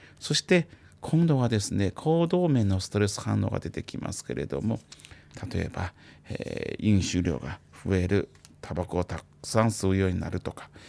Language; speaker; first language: Japanese; non-native, fluent; Chinese